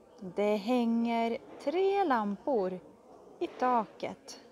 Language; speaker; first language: Swedish; non-native, fluent; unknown